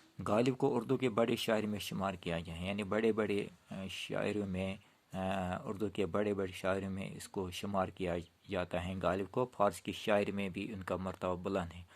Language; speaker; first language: Urdu; non-native, local second language; Kashmiri